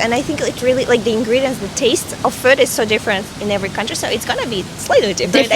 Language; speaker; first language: English; non-native, fluent; Russian